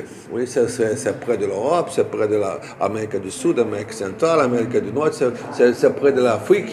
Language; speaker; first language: French; non-native, fluent; Portuguese